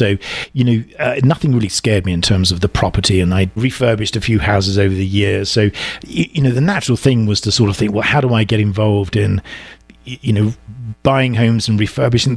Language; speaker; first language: English; native; English